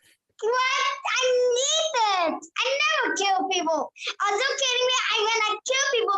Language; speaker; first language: English; non-native, learner; Vietnamese